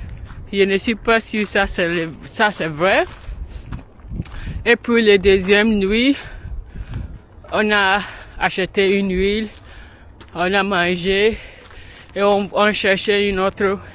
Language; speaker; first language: French; non-native, learner; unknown